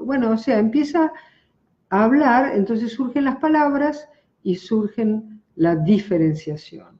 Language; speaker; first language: Spanish; native; Spanish